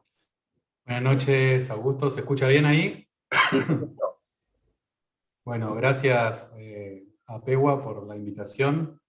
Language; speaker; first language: Spanish; native; Spanish